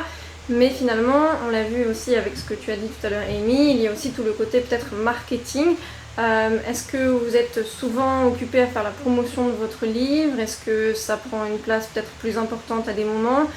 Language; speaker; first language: French; native; French